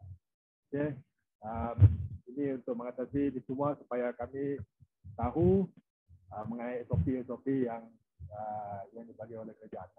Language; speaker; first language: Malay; non-native, local second language; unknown